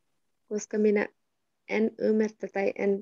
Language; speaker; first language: Finnish; non-native, learner; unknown